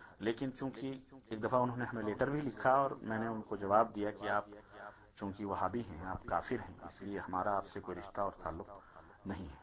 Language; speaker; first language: Urdu; native; Urdu